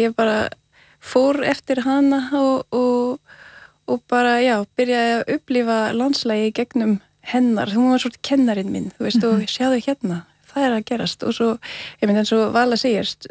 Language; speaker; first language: Icelandic; non-native, fluent; French